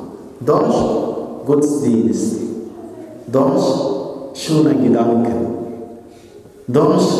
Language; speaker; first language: German; non-native, fluent; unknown